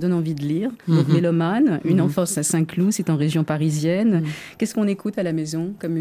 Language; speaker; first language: French; native; French